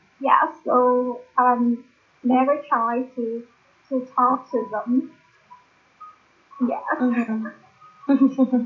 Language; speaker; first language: English; non-native, learner; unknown